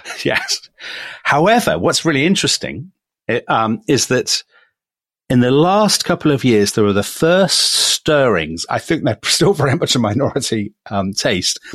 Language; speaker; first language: English; native; English